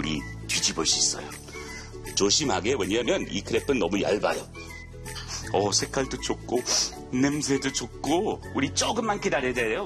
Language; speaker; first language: Korean; non-native, fluent; English